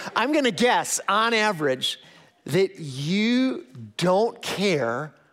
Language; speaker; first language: English; native; English